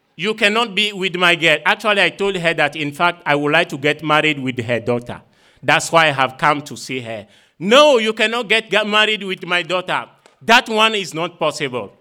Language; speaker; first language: English; non-native, fluent; Ewe